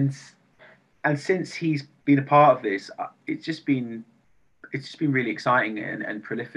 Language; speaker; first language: English; native; English